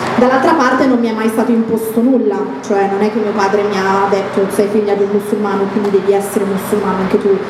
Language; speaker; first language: Italian; early bilingual, other home language; Arabic